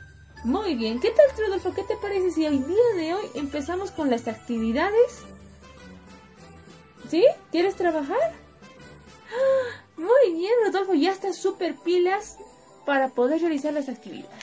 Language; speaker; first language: Spanish; native; Spanish